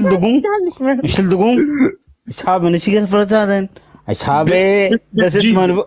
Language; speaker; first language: German; non-native, learner; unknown